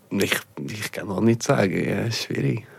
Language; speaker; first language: German; non-native, local second language; French